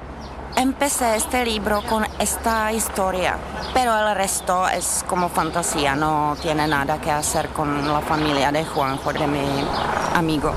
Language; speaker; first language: Spanish; non-native, fluent; Czech